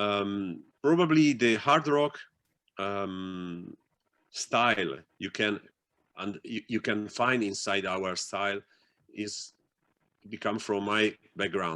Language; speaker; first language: English; non-native, fluent; Italian